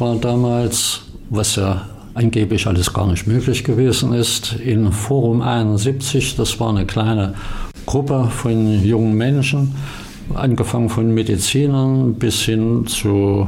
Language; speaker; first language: German; native; German